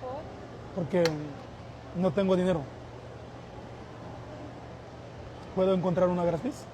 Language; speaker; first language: Spanish; non-native, learner; Haitian Creole